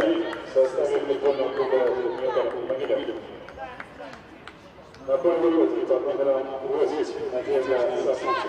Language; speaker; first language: Russian; native; Russian